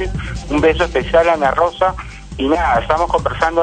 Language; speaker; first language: Spanish; non-native, learner; English